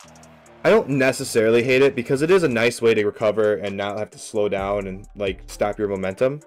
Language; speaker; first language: English; native; English